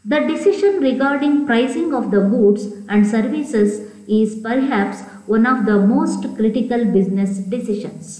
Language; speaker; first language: English; non-native, local second language; Kannada